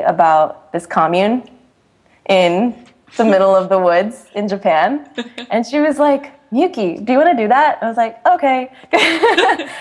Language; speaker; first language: English; native; English